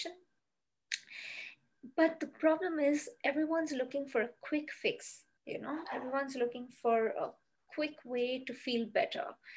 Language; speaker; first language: English; non-native, local second language; Bangla